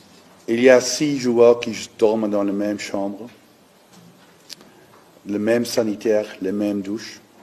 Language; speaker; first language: French; non-native, fluent; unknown